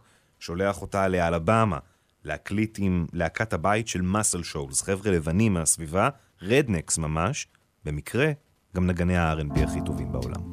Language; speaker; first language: Hebrew; native; Hebrew